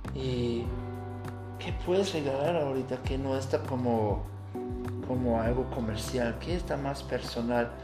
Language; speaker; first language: Spanish; non-native, learner; German